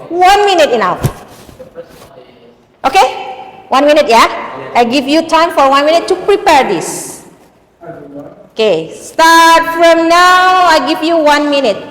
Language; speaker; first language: English; non-native, fluent; Indonesian